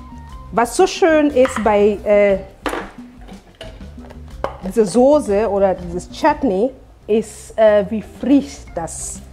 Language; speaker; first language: German; non-native, fluent; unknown